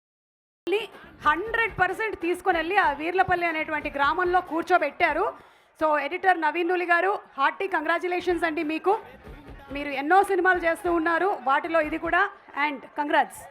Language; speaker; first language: Telugu; native; Telugu